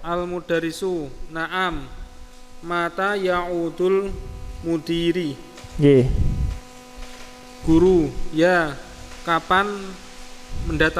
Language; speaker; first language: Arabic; non-native, learner; Indonesian